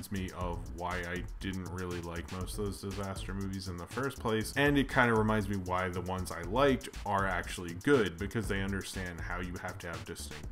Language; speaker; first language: English; native; English